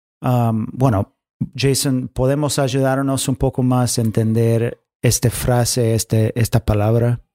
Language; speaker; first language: Spanish; non-native, fluent; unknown